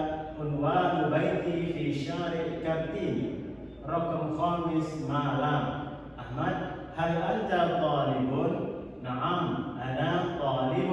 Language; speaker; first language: Arabic; non-native, learner; Indonesian